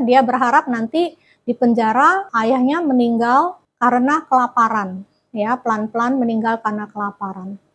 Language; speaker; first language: Indonesian; native; Indonesian